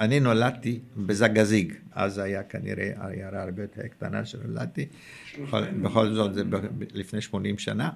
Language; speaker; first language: Hebrew; early bilingual, other home language; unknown